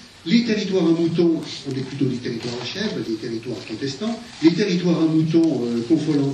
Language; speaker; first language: French; native; French